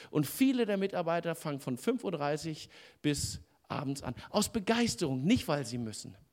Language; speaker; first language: German; native; German